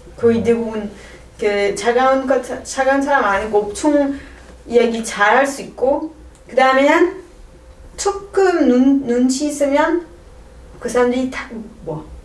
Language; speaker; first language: Korean; non-native, learner; French